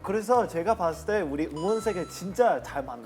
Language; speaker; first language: Korean; non-native, fluent; Chinese